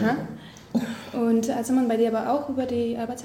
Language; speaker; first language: German; non-native, fluent; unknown